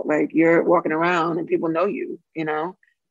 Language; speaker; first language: English; native; English